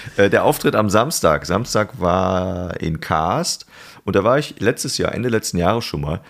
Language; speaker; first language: German; native; German